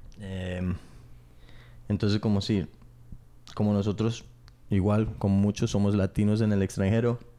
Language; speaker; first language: Spanish; early bilingual, heritage; Spanish